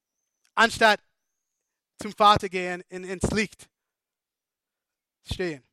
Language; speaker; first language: German; non-native, fluent; English